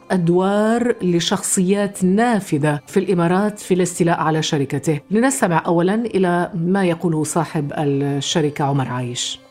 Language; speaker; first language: Arabic; native; Arabic